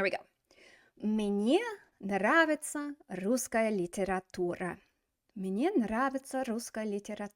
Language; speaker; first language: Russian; non-native, fluent; English